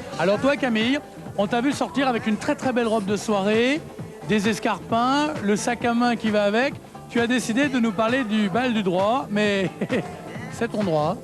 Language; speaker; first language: French; native; French